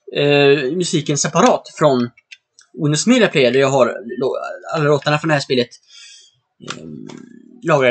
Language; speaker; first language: Swedish; native; Swedish